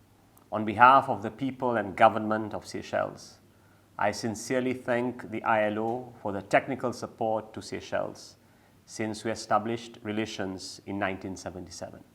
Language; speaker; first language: English; non-native, local second language; Seselwa Creole French